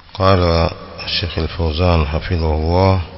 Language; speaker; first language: Arabic; non-native, fluent; Swahili